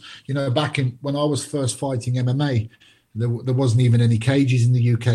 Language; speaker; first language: English; native; English